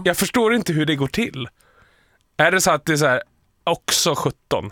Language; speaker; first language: Swedish; native; Swedish